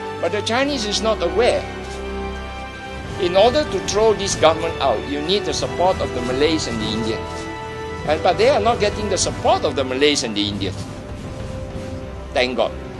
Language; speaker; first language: English; non-native, local second language; Chinese